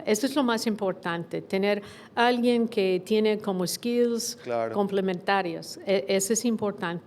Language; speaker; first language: Spanish; non-native, fluent; English